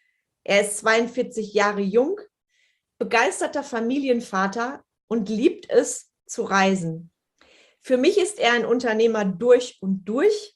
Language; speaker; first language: German; native; German